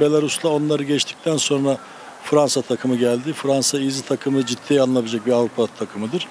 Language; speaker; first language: Turkish; native; Turkish